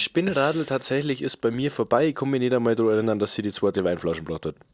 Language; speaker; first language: German; native; German